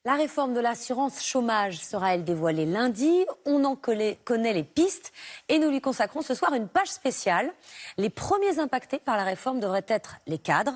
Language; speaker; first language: French; native; French